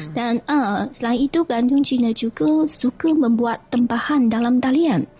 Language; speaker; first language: Malay; non-native, fluent; Chinese